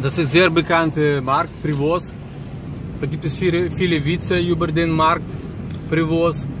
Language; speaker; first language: German; non-native, learner; Russian